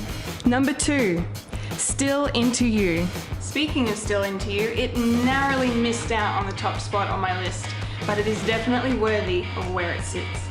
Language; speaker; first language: English; native; English